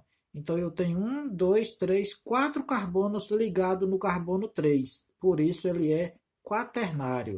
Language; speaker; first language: Portuguese; native; Portuguese